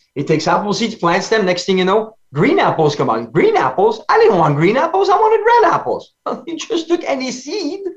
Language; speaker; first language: English; non-native, fluent; French